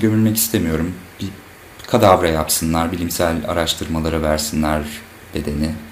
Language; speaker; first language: Turkish; native; Turkish